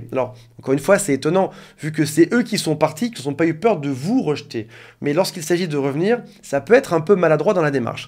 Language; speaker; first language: French; native; French